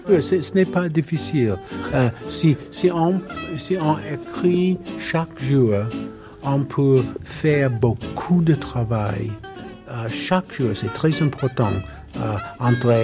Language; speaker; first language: French; non-native, learner; English